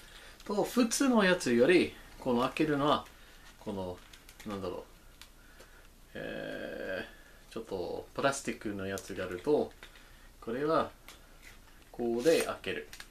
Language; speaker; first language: Japanese; non-native, learner; English